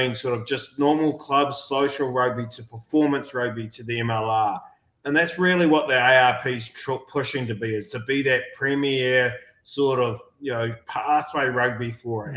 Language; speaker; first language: English; native; English